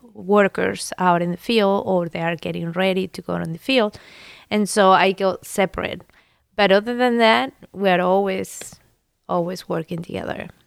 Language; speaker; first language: English; non-native, fluent; Spanish